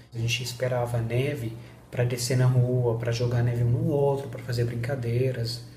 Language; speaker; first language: Portuguese; non-native, fluent; Arabic